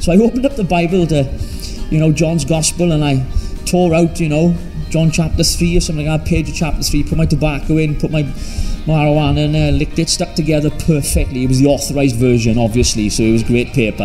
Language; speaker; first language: English; native; English